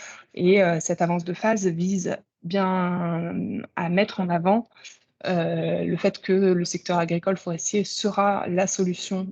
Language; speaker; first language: French; native; French